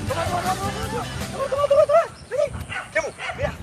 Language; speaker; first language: Spanish; native; Spanish